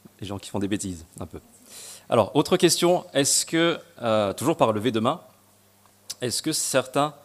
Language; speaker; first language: French; non-native, local second language; Malagasy